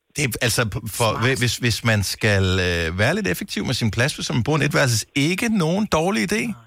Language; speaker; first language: Danish; native; Danish